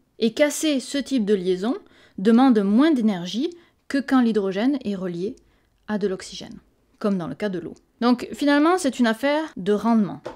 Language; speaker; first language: French; native; French